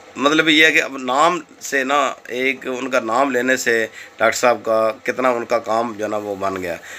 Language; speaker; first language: Urdu; non-native, local second language; Punjabi